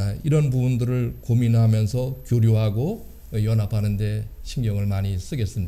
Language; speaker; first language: Korean; native; Korean